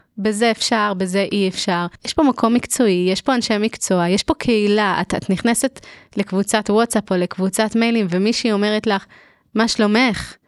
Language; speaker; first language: Hebrew; native; Hebrew